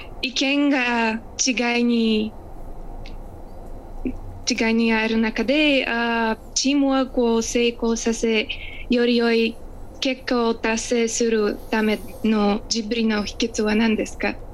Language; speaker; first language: Japanese; non-native, fluent; Bulgarian